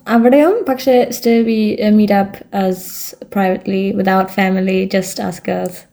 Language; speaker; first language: Malayalam; early bilingual, heritage; Malayalam